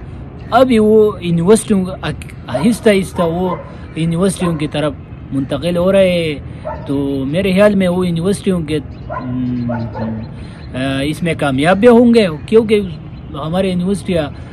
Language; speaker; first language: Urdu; non-native, local second language; Pashto